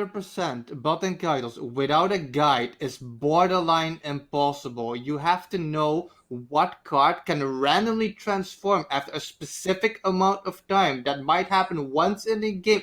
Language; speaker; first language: English; native; English